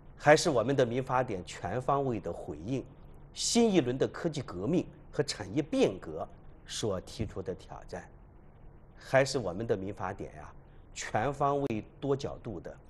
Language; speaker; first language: Chinese; native; Chinese